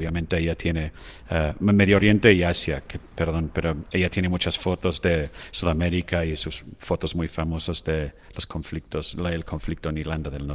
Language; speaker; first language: Spanish; non-native, fluent; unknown